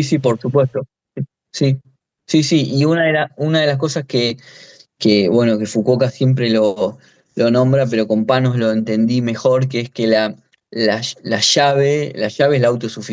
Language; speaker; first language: Spanish; native; Spanish